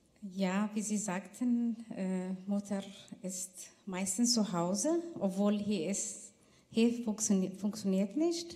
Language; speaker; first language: German; non-native, fluent; Tigrinya